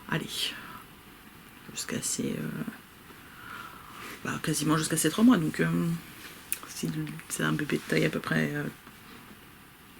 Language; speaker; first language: French; native; French